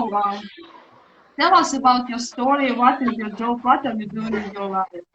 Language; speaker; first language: English; non-native, learner; Russian